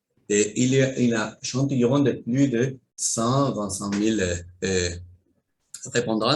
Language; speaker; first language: French; non-native, learner; Spanish